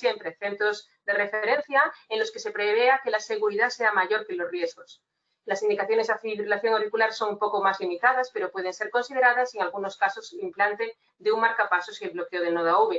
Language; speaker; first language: Spanish; native; Spanish